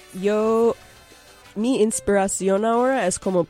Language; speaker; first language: Spanish; non-native, local second language; English